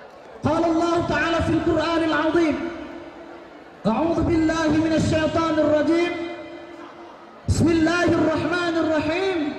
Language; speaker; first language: Arabic; non-native, learner; Achinese